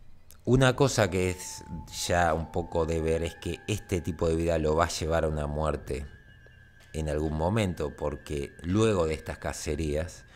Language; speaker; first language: Spanish; native; Spanish